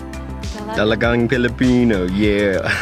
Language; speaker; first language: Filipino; non-native, learner; English